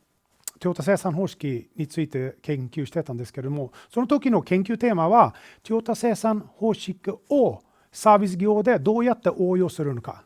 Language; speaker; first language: Japanese; non-native, fluent; Swedish